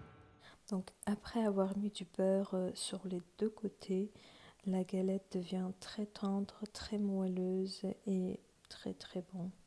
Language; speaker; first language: French; non-native, fluent; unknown